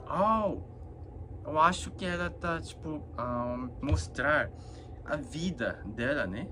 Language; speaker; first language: Portuguese; non-native, fluent; Korean